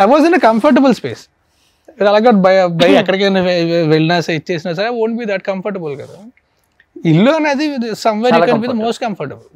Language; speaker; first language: Telugu; native; Telugu